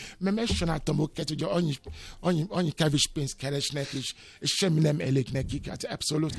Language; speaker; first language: Hungarian; non-native, learner; Yoruba